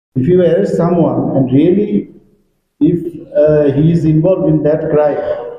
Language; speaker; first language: English; non-native, local second language; Bangla